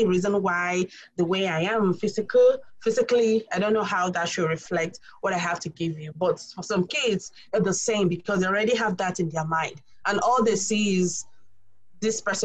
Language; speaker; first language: English; non-native, local second language; Yoruba